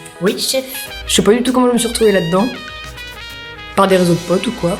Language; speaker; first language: French; native; French